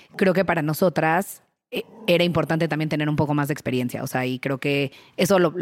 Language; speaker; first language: Spanish; native; Spanish